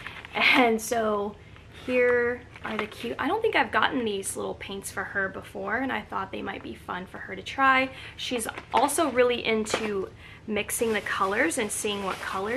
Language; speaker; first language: English; native; English